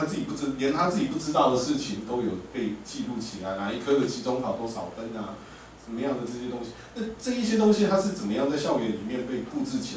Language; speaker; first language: Chinese; native; Chinese